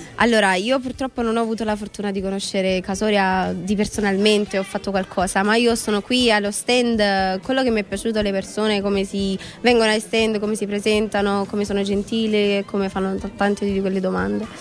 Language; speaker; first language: Italian; non-native, learner; Urdu